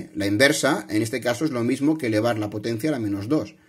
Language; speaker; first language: Spanish; non-native, local second language; Catalan